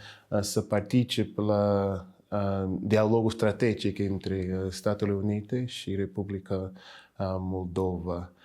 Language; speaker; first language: Romanian; non-native, learner; English